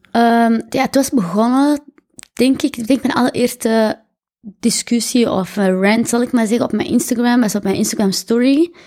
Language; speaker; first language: Dutch; early bilingual, other home language; Arabic